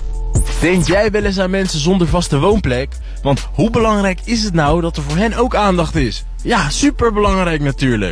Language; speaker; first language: Dutch; native; Dutch